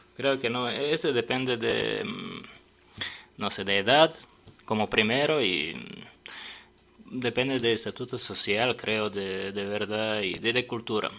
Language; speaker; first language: Spanish; non-native, learner; Serbian